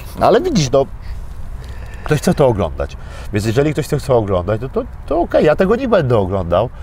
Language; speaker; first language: Polish; early bilingual, other home language; Armenian